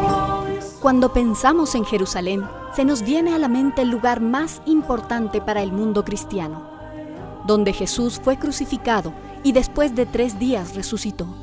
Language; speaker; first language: Spanish; native; Spanish